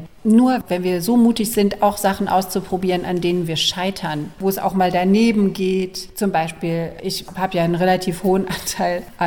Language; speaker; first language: German; native; German